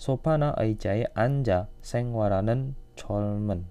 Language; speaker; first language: Korean; non-native, fluent; Indonesian